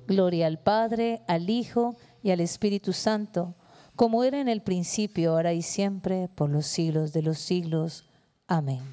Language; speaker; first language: Spanish; native; Spanish